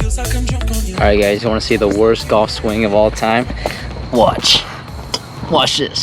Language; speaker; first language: English; native; English